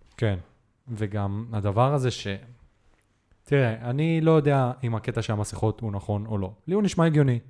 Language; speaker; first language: Hebrew; native; Hebrew